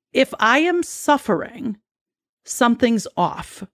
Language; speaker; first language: English; native; English